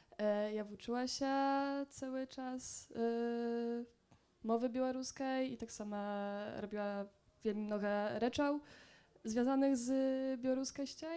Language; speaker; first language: Polish; non-native, local second language; Belarusian